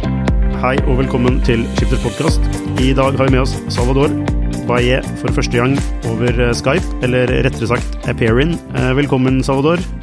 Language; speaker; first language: Norwegian; native; Norwegian